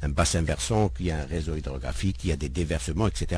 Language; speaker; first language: French; non-native, local second language; Arabic